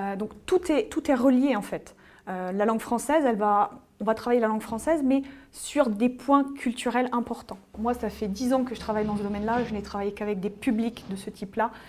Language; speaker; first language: French; native; French